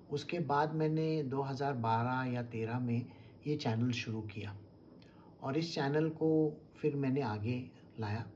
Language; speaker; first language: Hindi; non-native, local second language; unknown